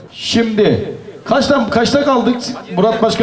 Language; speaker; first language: Turkish; native; Turkish